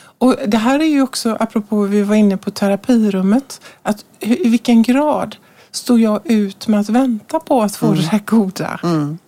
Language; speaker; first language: Swedish; native; Swedish